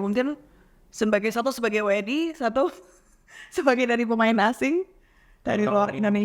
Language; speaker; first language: Indonesian; native; Indonesian